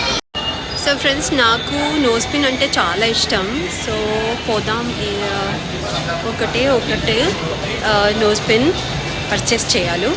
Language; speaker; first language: Telugu; non-native, learner; Kannada